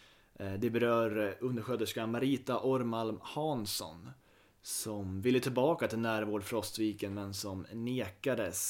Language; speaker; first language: Swedish; native; Swedish